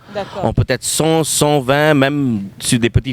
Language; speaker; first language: French; non-native, fluent; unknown